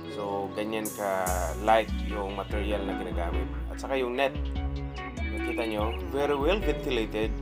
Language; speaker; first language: Filipino; non-native, local second language; Cebuano